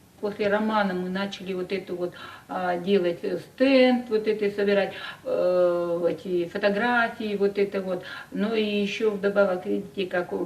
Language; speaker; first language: Russian; native; Russian